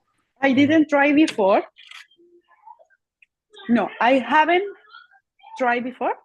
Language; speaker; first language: English; non-native, learner; Spanish